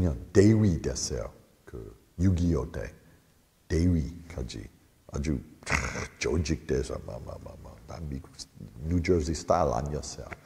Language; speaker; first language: Korean; non-native, fluent; English